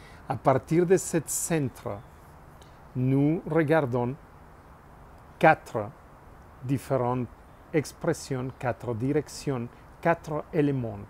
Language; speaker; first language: French; non-native, learner; Spanish